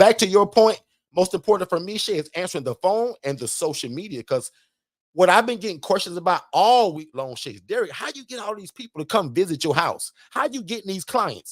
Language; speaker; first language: English; native; English